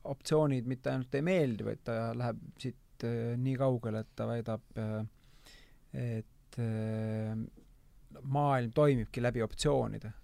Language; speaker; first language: Estonian; native; Estonian